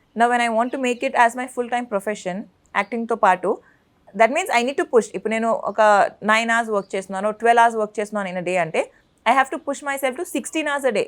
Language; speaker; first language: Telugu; non-native, local second language; Urdu